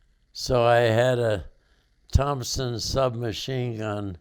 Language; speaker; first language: English; native; English